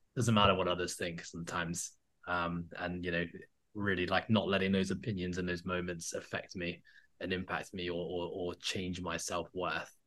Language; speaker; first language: English; native; English